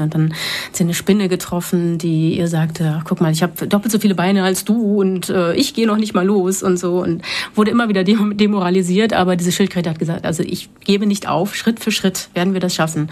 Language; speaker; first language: German; native; German